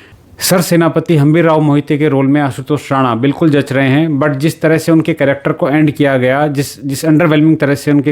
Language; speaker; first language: Hindi; native; Hindi